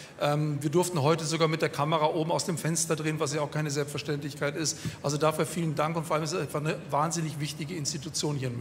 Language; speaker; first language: German; native; German